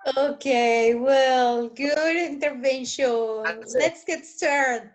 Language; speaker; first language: English; non-native, fluent; Spanish